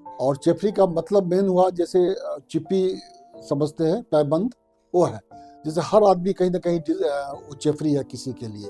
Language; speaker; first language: Hindi; non-native, local second language; Maithili